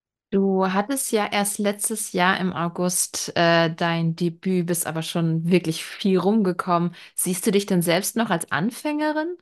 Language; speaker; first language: German; native; German